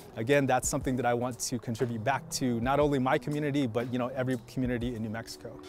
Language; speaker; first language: English; native; English